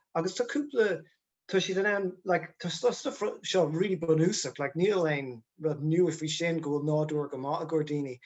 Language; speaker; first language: Irish; non-native, local second language; English